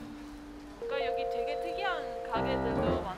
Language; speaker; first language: Korean; non-native, fluent; Italian